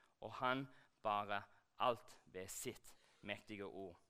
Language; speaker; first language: Norwegian; non-native, fluent; English